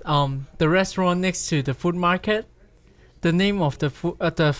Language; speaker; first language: English; non-native, local second language; Cantonese